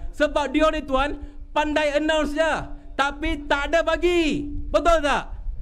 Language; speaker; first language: Malay; non-native, local second language; Tamil